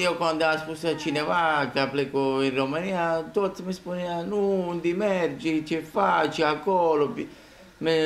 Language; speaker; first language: Romanian; non-native, learner; Italian